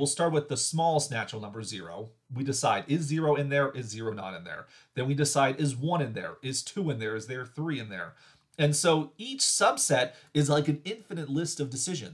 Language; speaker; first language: English; native; English